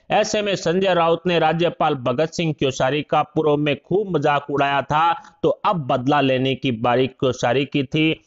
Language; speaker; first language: Hindi; native; Hindi